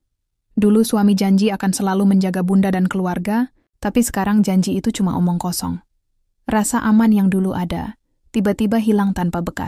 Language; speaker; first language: Indonesian; native; Indonesian